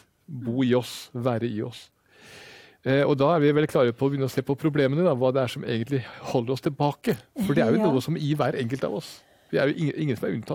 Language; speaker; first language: Norwegian; native; Norwegian